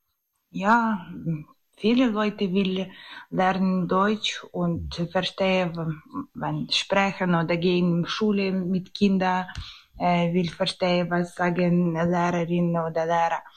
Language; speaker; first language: German; non-native, learner; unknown